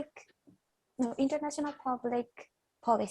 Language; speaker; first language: English; non-native, fluent; Japanese